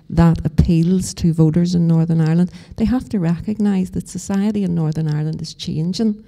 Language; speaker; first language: English; native; English